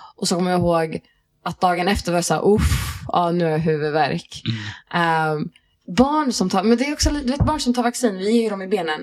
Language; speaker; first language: Swedish; native; Swedish